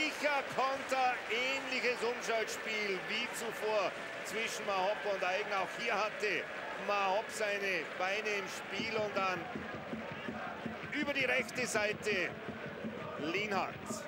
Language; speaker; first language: German; native; German